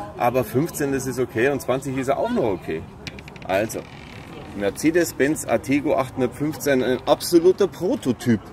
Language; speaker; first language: German; native; German